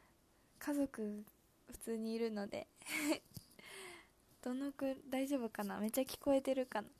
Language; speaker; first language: Japanese; native; Japanese